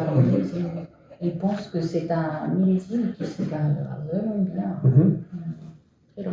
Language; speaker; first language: French; non-native, fluent; Japanese